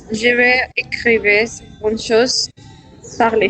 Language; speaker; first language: French; non-native, learner; Spanish